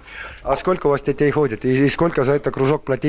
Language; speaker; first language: Russian; non-native, fluent; Estonian